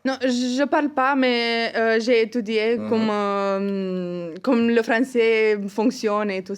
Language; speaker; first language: French; non-native, fluent; Romanian